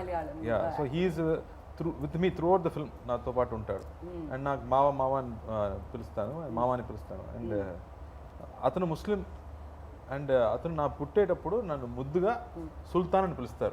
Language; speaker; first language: Telugu; non-native, fluent; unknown